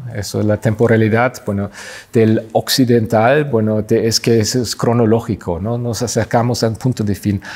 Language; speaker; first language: Spanish; non-native, fluent; German